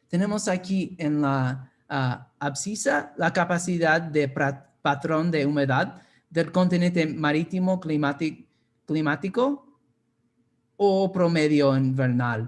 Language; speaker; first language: Spanish; non-native, fluent; English